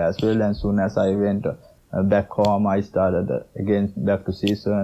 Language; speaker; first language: English; non-native, local second language; Sinhala